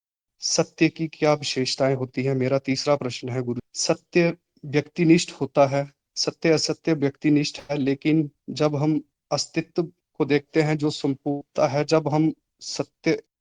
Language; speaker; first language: Hindi; native; Hindi